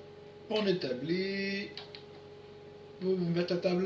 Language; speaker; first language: French; native; French